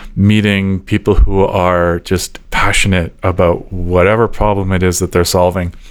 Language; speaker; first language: English; native; English